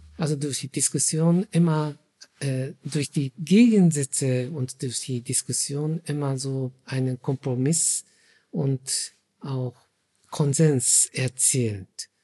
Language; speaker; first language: German; non-native, fluent; Japanese